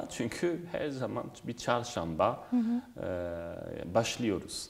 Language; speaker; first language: Turkish; non-native, fluent; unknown